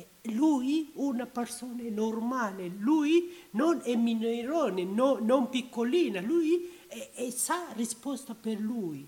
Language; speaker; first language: Italian; non-native, learner; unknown